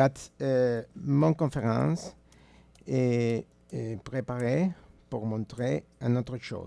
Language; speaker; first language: French; non-native, fluent; Spanish